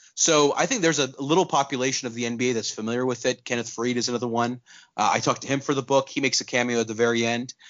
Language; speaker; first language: English; non-native, local second language; Urdu